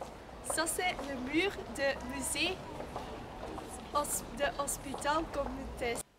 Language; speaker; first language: French; non-native, learner; Dutch